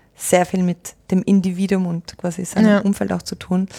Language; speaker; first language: German; native; German